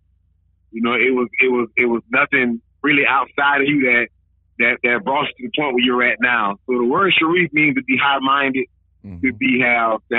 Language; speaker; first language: English; native; English